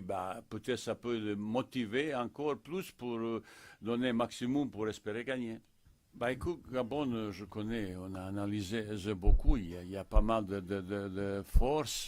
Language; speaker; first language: French; non-native, fluent; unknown